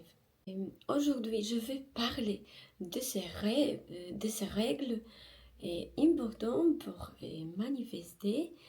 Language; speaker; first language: French; non-native, learner; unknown